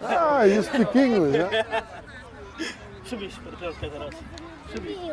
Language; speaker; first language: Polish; non-native, learner; Portuguese